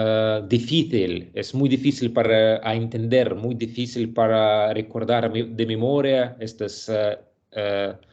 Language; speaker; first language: Spanish; non-native, learner; Russian